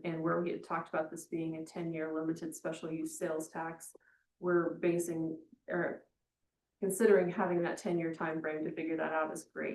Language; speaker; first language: English; native; English